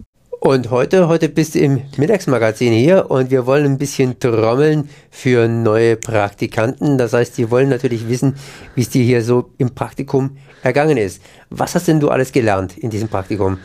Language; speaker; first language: German; native; German